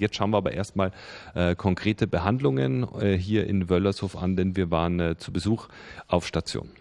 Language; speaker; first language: German; native; German